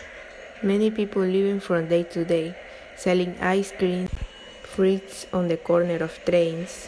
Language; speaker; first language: English; non-native, learner; Spanish